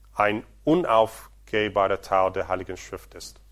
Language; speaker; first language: German; non-native, fluent; Portuguese